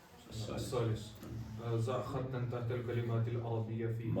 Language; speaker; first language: Arabic; non-native, learner; Kashmiri